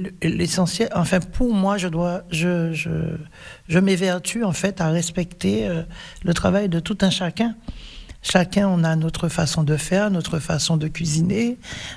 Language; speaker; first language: French; native; French